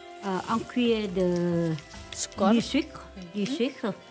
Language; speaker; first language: French; non-native, learner; Vietnamese